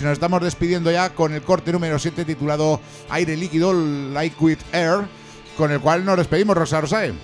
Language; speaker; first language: Spanish; native; Spanish